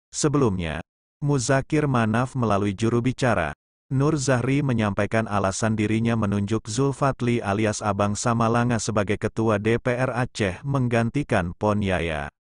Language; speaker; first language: Indonesian; non-native, local second language; Achinese